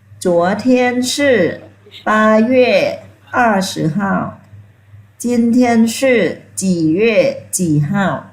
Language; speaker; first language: Chinese; non-native, fluent; Thai